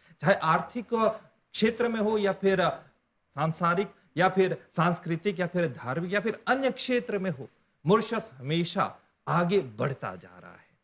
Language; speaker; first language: Hindi; non-native, local second language; Morisyen